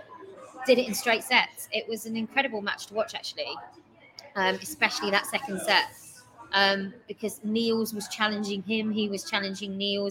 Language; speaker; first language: English; native; English